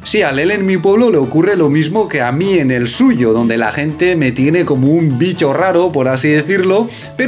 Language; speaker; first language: Spanish; native; Spanish